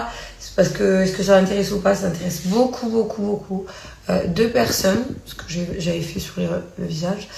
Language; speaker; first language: French; native; French